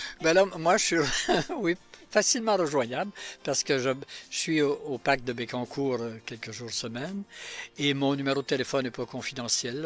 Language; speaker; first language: French; native; French